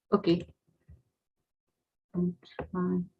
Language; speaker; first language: English; non-native, learner; Spanish